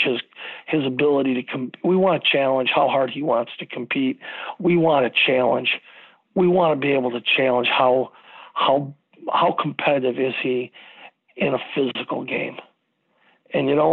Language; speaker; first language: English; native; English